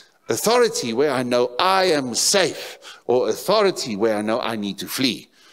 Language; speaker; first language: English; non-native, local second language; Afrikaans